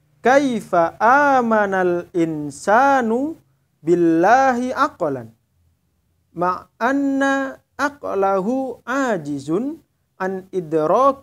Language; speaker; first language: Arabic; non-native, fluent; Indonesian